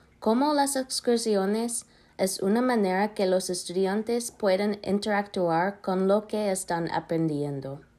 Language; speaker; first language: Spanish; non-native, learner; English